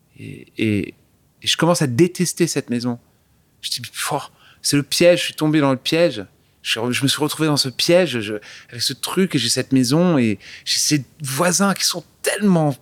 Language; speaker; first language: French; early bilingual, other home language; English